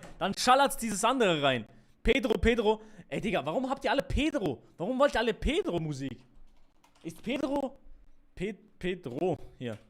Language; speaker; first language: German; native; German